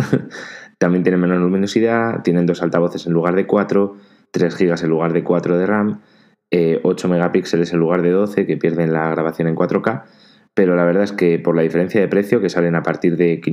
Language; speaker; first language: Spanish; native; Spanish